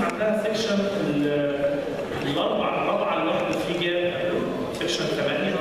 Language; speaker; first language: Arabic; native; Arabic